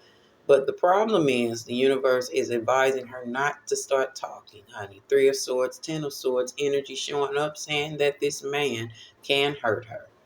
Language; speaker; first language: English; native; English